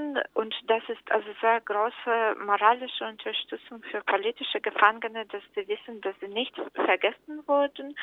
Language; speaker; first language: German; non-native, fluent; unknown